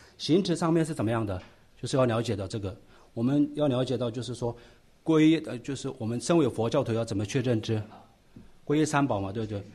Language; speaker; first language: Chinese; non-native, local second language; Tibetan